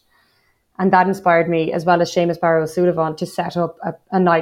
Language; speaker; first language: English; native; English